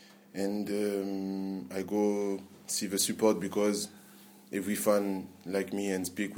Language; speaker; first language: English; non-native, learner; French